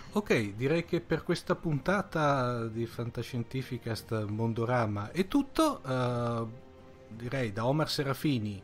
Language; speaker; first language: Italian; native; Italian